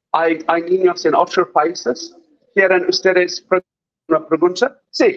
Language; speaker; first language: Spanish; non-native, learner; English